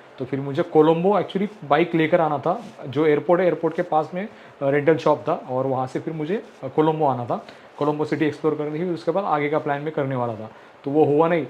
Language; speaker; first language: Hindi; non-native, local second language; Marathi